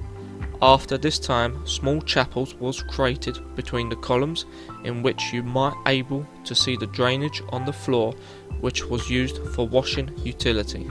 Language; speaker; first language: English; non-native, fluent; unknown